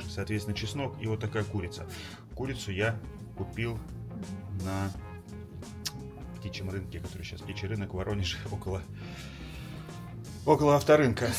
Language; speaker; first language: Russian; native; Russian